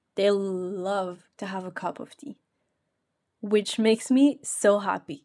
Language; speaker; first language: English; non-native, fluent; French